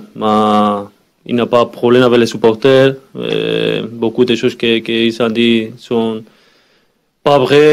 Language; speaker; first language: French; non-native, learner; Spanish